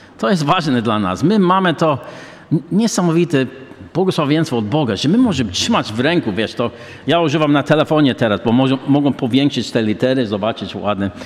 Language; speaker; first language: Polish; non-native, fluent; English